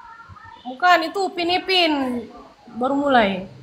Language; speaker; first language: Indonesian; native; Indonesian